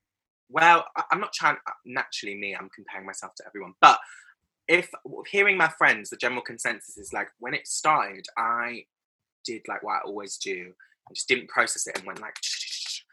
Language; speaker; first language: English; native; English